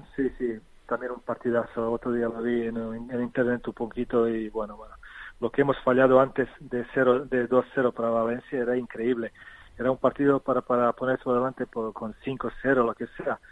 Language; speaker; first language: Spanish; non-native, fluent; Serbian